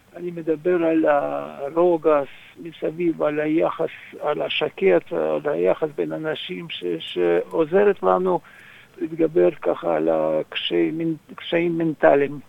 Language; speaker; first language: Hebrew; non-native, fluent; Russian